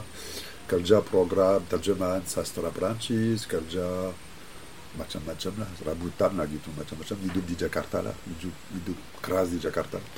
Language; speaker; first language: Indonesian; non-native, fluent; French